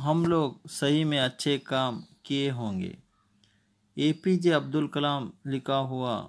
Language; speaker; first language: Hindi; non-native, local second language; Kannada